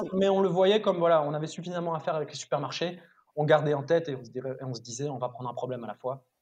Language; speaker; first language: French; native; French